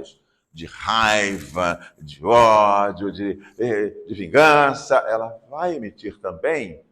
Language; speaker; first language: Portuguese; native; Portuguese